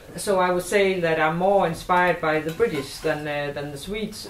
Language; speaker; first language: English; non-native, fluent; Danish